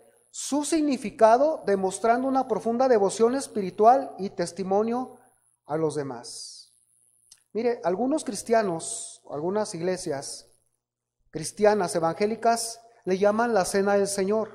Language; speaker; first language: Spanish; native; Spanish